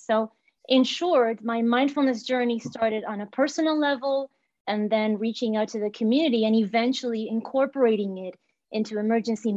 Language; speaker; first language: English; non-native, fluent; Spanish